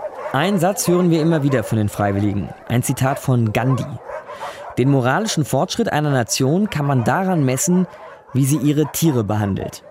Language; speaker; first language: German; native; German